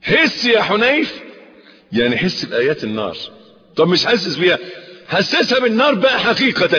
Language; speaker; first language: Arabic; native; Arabic